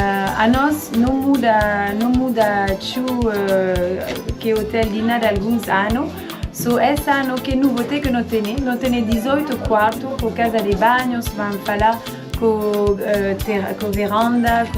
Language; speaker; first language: Portuguese; non-native, local second language; Upper Guinea Crioulo